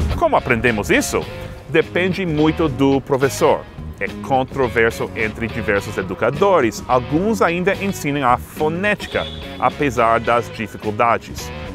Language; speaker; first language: Portuguese; non-native, fluent; English